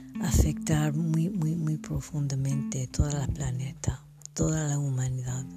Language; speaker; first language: Spanish; non-native, fluent; French